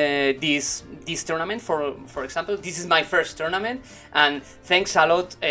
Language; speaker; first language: English; non-native, learner; Spanish